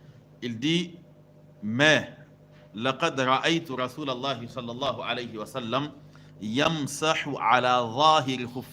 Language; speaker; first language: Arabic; non-native, fluent; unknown